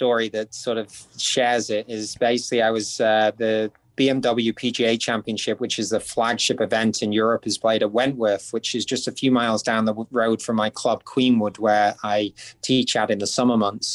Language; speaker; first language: English; native; English